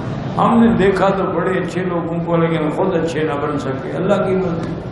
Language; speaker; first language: Urdu; native; Urdu